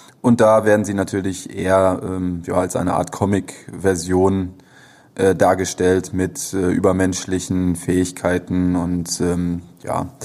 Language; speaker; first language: German; native; German